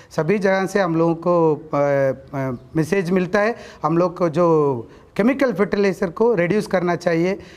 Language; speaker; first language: Hindi; non-native, local second language; Kannada